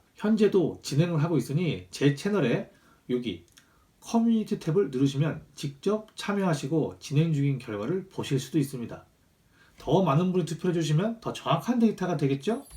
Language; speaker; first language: Korean; native; Korean